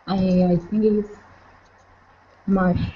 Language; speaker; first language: English; non-native, learner; Spanish